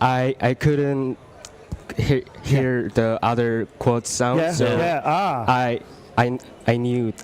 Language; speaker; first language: English; non-native, learner; Korean